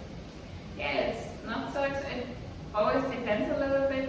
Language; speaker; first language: English; non-native, fluent; Swiss German